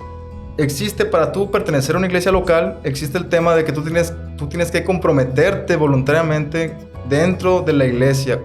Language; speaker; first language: Spanish; native; Spanish